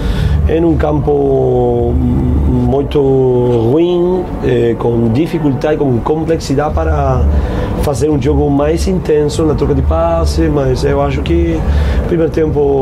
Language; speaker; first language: Portuguese; non-native, fluent; Spanish